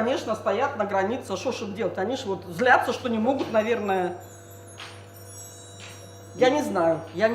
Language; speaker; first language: Russian; native; Russian